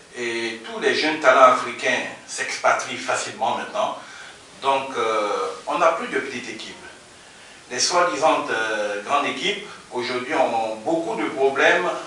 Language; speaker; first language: French; native; French